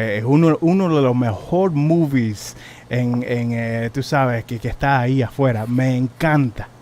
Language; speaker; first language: Spanish; early bilingual, heritage; Spanish